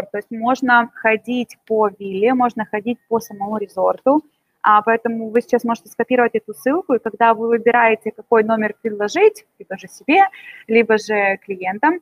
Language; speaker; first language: Russian; native; Russian